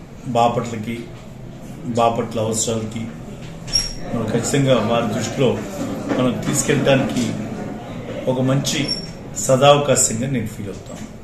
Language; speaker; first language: Telugu; native; Telugu